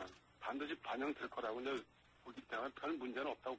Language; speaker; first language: Korean; native; Korean